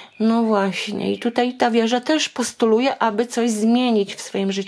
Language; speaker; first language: Polish; native; Polish